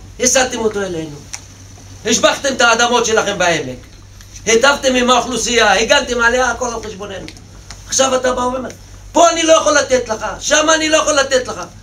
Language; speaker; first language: Hebrew; non-native, local second language; Arabic